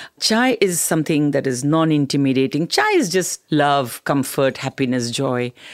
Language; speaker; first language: English; non-native, local second language; Tamil